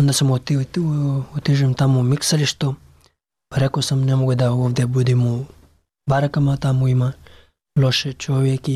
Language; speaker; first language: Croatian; non-native, learner; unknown